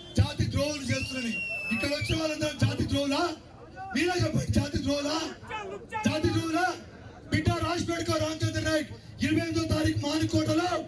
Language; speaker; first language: Telugu; non-native, local second language; Lambadi